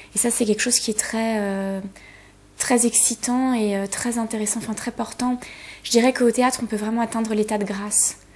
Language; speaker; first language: French; early bilingual, other home language; Polish